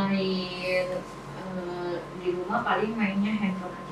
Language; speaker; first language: Indonesian; native; Indonesian